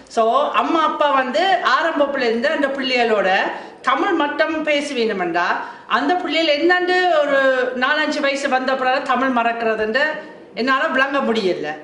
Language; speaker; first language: Tamil; non-native, fluent; German